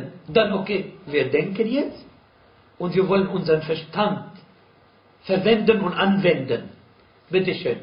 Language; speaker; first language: German; non-native, fluent; Arabic